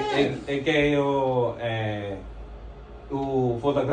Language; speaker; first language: Spanish; non-native, learner; English